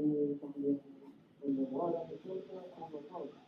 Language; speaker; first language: Spanish; non-native, learner; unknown